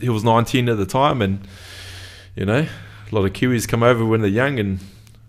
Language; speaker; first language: English; native; English